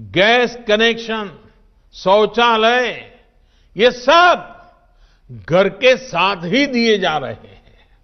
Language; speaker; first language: Hindi; non-native, local second language; Gujarati